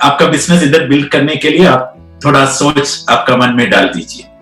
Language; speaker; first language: Hindi; non-native, local second language; Malayalam